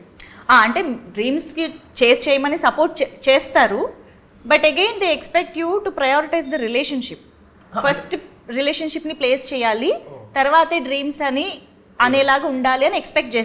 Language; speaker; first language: Telugu; native; Telugu